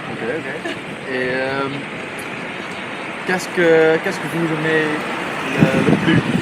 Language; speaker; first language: French; non-native, learner; Dutch